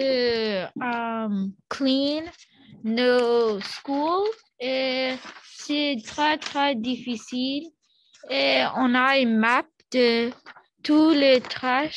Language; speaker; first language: French; non-native, learner; English